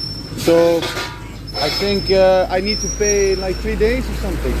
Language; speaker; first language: English; non-native, fluent; Dutch